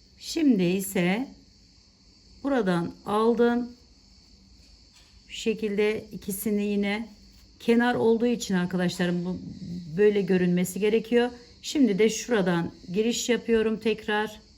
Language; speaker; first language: Turkish; native; Turkish